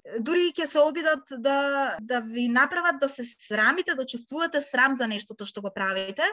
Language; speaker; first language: Macedonian; native; Macedonian